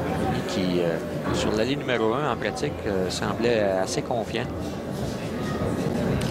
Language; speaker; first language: French; native; French